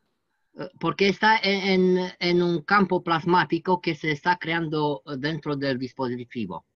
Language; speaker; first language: Spanish; non-native, learner; French